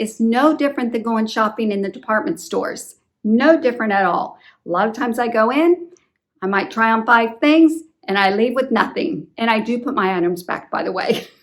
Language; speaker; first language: English; native; English